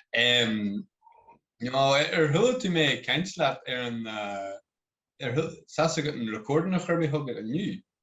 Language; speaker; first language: Irish; native; Irish